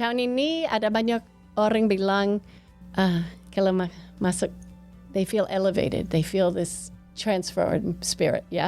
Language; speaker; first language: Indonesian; non-native, fluent; English